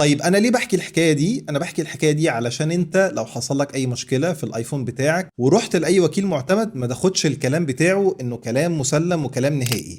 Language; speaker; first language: Arabic; native; Arabic